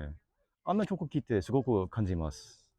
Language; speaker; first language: Japanese; non-native, learner; English